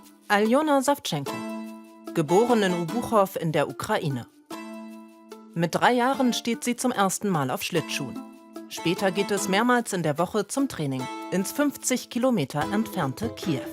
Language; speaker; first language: German; native; German